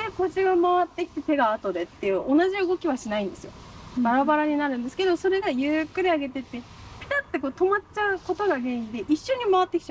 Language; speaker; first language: Japanese; native; Japanese